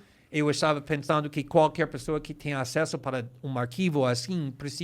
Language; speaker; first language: Portuguese; non-native, fluent; English